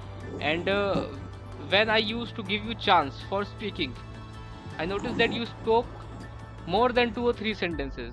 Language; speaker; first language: English; non-native, local second language; Hindi